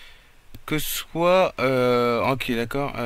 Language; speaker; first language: French; native; French